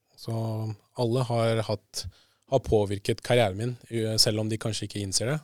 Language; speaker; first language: Norwegian; early bilingual, other home language; Spanish